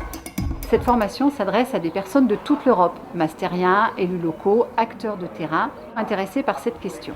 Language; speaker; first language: French; native; French